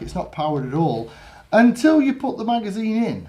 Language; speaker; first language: English; native; English